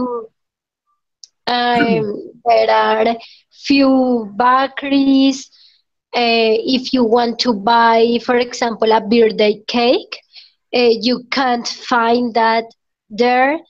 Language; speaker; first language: English; non-native, learner; Spanish